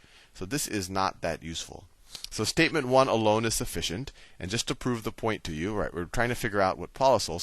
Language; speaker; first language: English; native; English